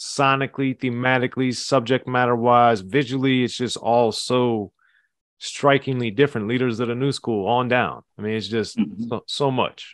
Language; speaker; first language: English; native; English